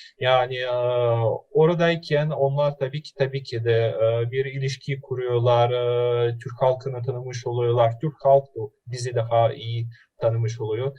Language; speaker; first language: Turkish; non-native, fluent; Russian